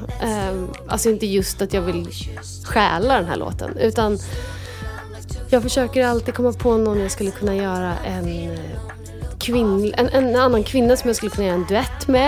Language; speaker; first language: Swedish; native; Swedish